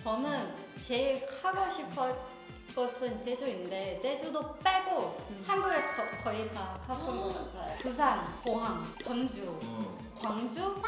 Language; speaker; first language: Korean; non-native, fluent; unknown